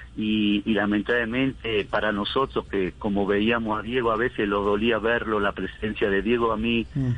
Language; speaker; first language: Spanish; native; Spanish